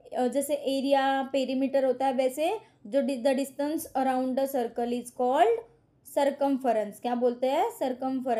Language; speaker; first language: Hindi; non-native, local second language; Marathi